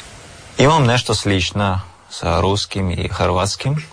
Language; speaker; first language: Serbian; non-native, learner; Russian